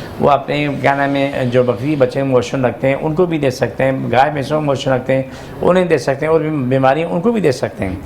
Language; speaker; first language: Urdu; non-native, local second language; Pashto